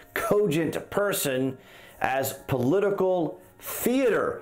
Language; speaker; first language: English; native; English